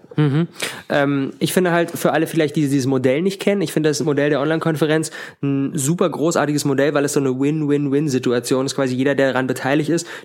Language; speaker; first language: German; native; German